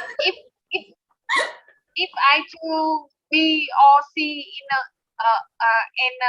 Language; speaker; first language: English; non-native, learner; Vietnamese